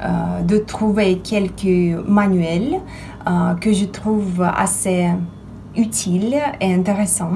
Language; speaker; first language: French; non-native, fluent; Russian